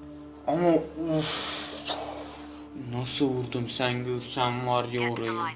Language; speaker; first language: Turkish; native; Turkish